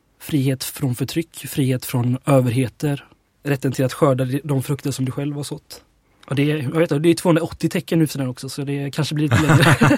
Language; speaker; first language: Swedish; early bilingual, other home language; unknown